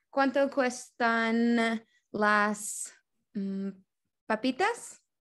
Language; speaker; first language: Spanish; non-native, learner; English